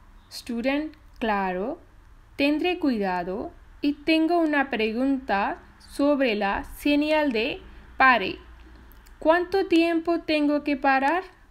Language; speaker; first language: Spanish; non-native, learner; Punjabi